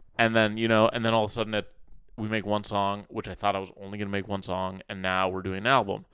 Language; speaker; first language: English; early bilingual, other home language; Arabic